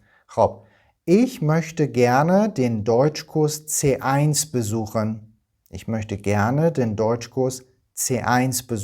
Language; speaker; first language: German; non-native, fluent; Persian